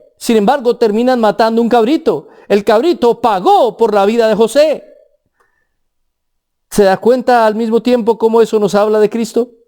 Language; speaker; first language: Spanish; native; Spanish